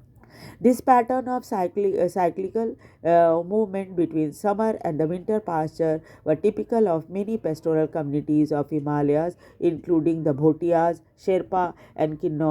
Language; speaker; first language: English; non-native, local second language; Hindi